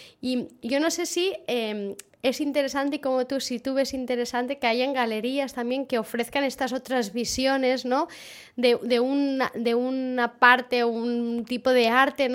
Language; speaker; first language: Spanish; non-native, local second language; Catalan